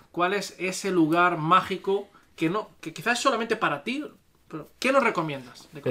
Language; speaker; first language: Spanish; native; Spanish